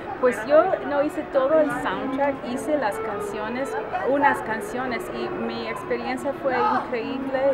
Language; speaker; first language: Spanish; early bilingual, heritage; Spanish